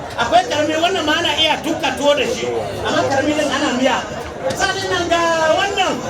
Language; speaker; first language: Hausa; non-native, local second language; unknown